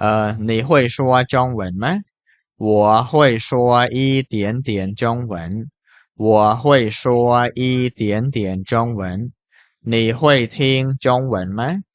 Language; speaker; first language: Chinese; non-native, fluent; Khmer